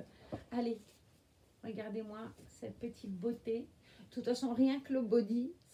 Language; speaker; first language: French; native; French